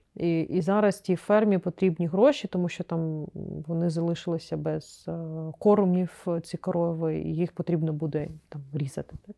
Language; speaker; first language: Ukrainian; non-native, local second language; Crimean Tatar